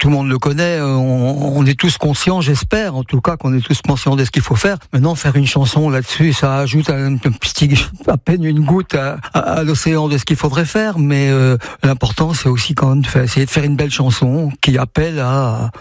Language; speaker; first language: French; native; French